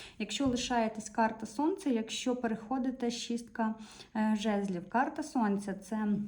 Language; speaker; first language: Ukrainian; non-native, local second language; Russian